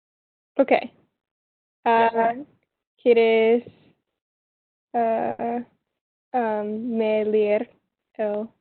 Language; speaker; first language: Spanish; non-native, learner; English